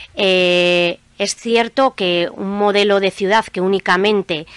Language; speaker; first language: Spanish; native; Spanish